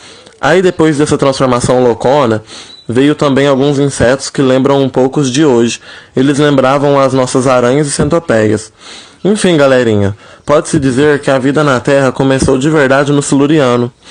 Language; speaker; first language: Portuguese; native; Portuguese